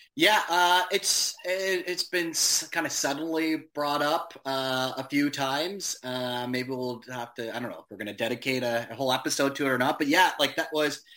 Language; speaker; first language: English; native; English